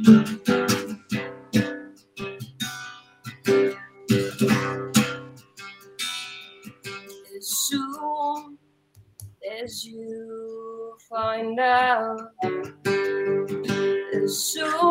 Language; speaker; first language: English; native; English